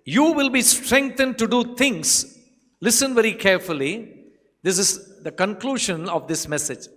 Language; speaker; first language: English; non-native, local second language; Tamil